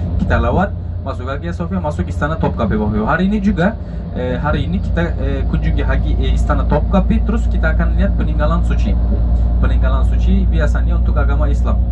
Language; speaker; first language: Indonesian; non-native, fluent; Turkish